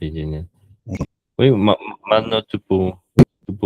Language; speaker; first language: French; non-native, learner; Spanish